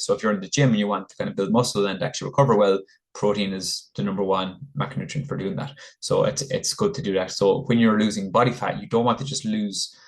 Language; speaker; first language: English; native; English